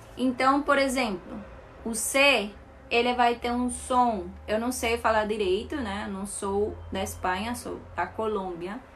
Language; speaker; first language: Portuguese; non-native, fluent; Spanish